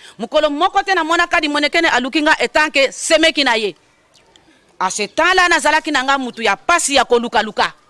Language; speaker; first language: Lingala; non-native, local second language; Kongo